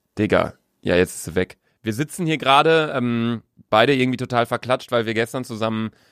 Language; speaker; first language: German; native; German